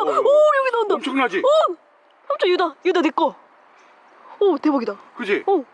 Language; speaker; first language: Korean; native; Korean